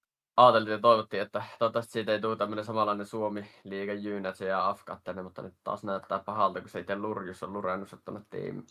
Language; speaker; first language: Finnish; native; Finnish